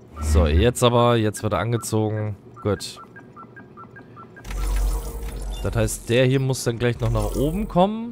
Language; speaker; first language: German; native; German